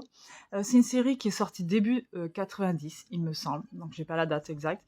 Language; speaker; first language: French; native; French